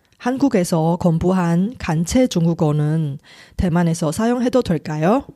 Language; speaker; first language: Korean; non-native, fluent; Chinese